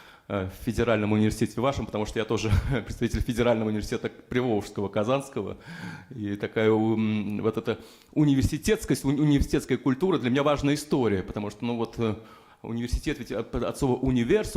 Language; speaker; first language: Russian; native; Russian